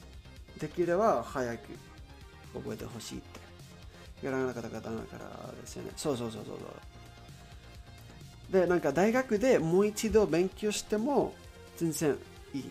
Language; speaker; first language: Japanese; non-native, learner; Spanish